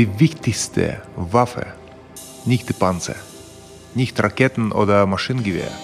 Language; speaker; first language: German; non-native, fluent; Russian